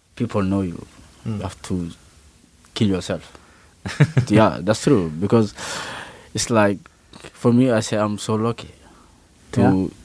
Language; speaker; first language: English; non-native, learner; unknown